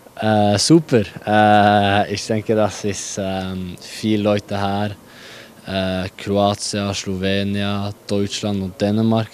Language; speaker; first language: German; non-native, learner; Norwegian